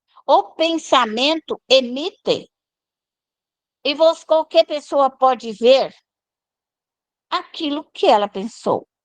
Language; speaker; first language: Portuguese; native; Portuguese